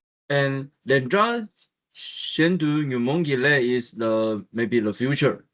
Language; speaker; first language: English; non-native, learner; Chinese